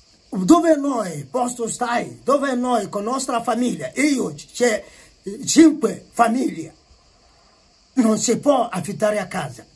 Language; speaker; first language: Italian; non-native, learner; Igbo